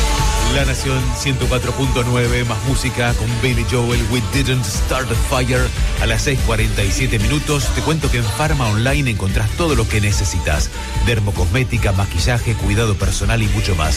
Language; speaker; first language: Spanish; native; Spanish